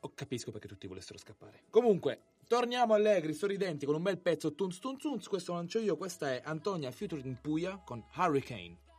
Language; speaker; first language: Italian; native; Italian